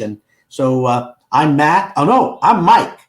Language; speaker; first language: English; native; English